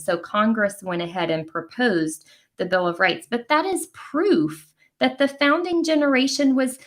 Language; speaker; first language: English; native; English